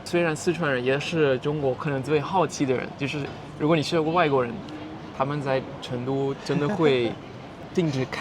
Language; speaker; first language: Chinese; non-native, fluent; Dutch